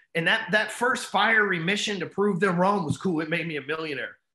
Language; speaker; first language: English; native; English